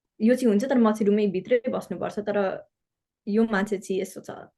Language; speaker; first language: Nepali; early bilingual, heritage; Nepali